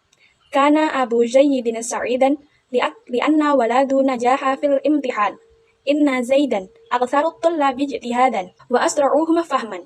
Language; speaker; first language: Arabic; non-native, learner; Indonesian